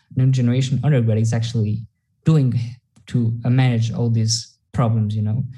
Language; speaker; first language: English; non-native, fluent; Spanish